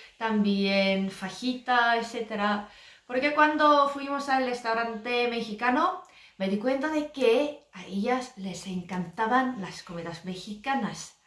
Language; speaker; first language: Spanish; non-native, learner; Korean